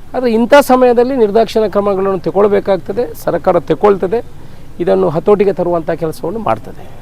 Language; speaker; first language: Kannada; native; Kannada